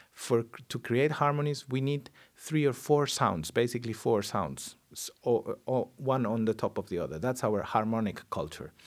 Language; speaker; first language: English; non-native, fluent; Spanish